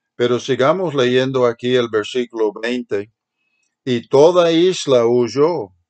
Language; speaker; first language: Spanish; non-native, fluent; English